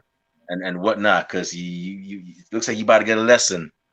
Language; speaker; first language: English; native; English